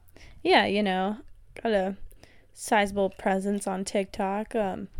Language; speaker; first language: English; native; English